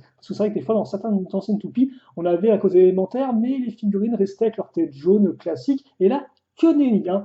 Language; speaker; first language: French; native; French